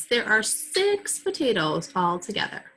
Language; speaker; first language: English; native; English